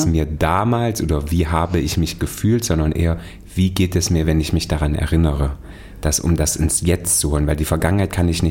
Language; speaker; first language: German; native; German